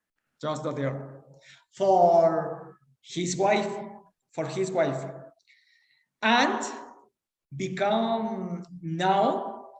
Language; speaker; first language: English; non-native, learner; Spanish